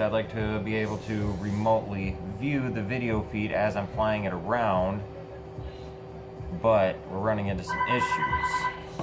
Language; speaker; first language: English; native; English